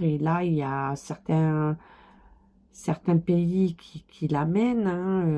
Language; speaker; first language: French; native; French